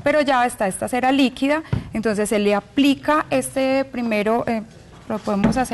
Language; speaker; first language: Spanish; native; Spanish